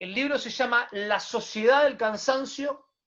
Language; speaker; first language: Spanish; native; Spanish